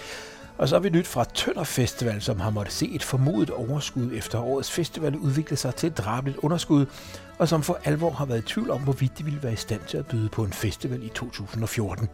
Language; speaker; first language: Danish; native; Danish